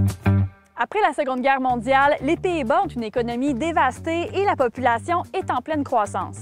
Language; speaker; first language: French; native; French